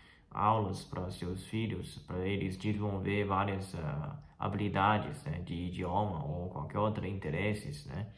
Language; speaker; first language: Portuguese; non-native, fluent; Chinese